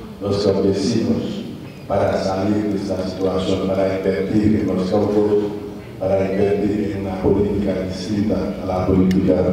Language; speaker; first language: Spanish; non-native, fluent; French